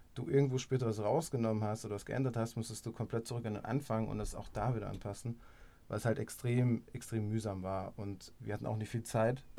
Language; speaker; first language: German; native; German